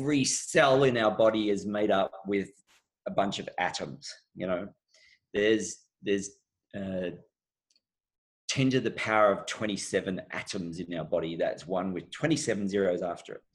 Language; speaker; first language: English; native; English